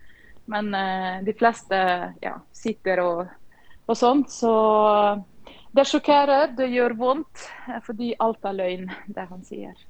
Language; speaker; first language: Norwegian; non-native, fluent; Ukrainian